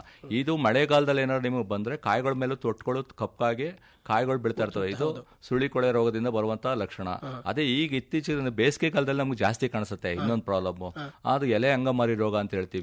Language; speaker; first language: Kannada; native; Kannada